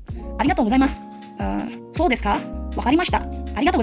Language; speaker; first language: Japanese; non-native, learner; English